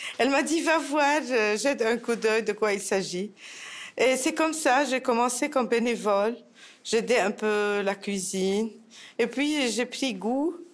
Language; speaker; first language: French; non-native, local second language; Arabic